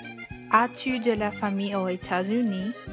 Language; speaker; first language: French; non-native, learner; Spanish